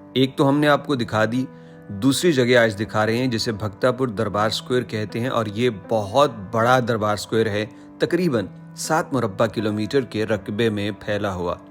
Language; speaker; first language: Urdu; native; Urdu